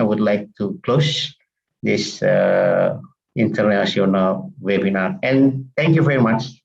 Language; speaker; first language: English; non-native, fluent; Indonesian